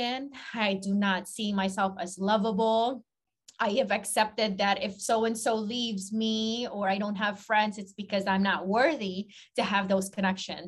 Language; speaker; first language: English; non-native, local second language; Filipino